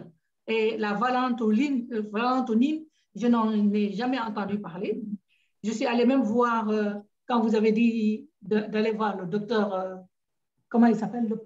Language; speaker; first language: French; native; French